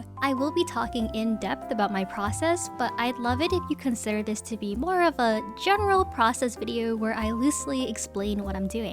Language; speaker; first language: English; native; English